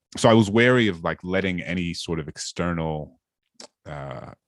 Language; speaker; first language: English; native; English